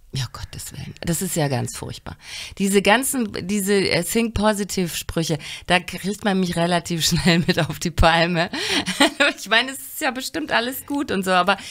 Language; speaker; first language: German; native; German